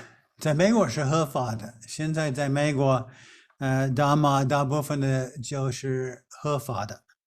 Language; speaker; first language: Chinese; non-native, fluent; English